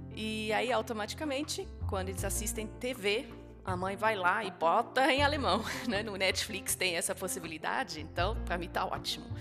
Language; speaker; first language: Portuguese; non-native, fluent; German